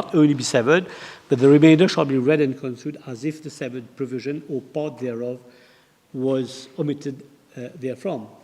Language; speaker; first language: English; non-native, local second language; Morisyen